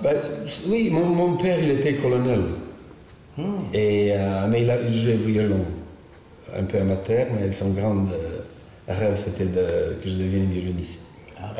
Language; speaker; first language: French; non-native, fluent; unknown